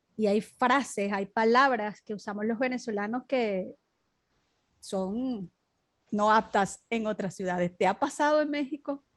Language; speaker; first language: Spanish; native; Spanish